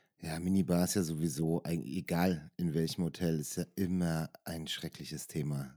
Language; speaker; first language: German; native; German